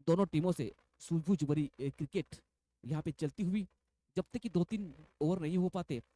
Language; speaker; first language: Hindi; non-native, local second language; Marathi